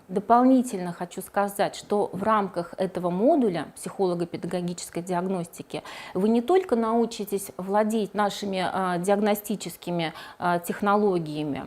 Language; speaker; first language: Russian; native; Russian